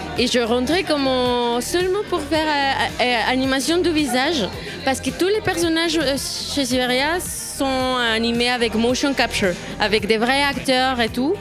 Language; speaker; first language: French; non-native, fluent; Spanish